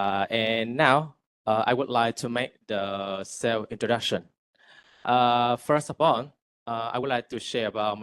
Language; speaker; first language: English; non-native, fluent; Vietnamese